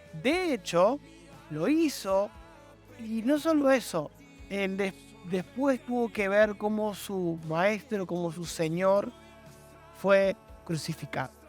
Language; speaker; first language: Spanish; native; Spanish